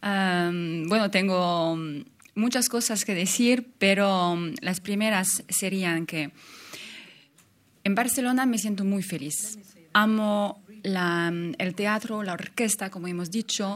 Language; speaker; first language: Spanish; non-native, fluent; French